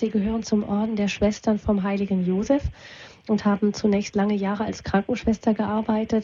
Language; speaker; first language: German; native; German